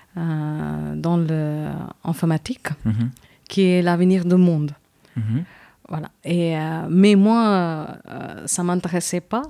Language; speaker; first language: French; non-native, fluent; Tamil